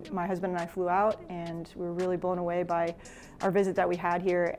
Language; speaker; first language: English; native; English